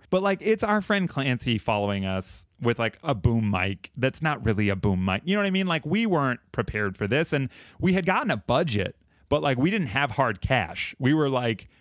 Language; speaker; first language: English; native; English